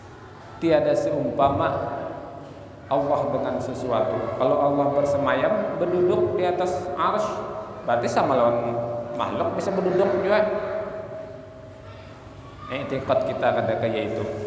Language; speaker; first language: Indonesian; non-native, local second language; Banjar